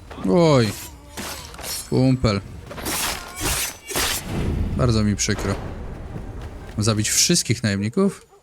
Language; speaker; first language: Polish; native; Polish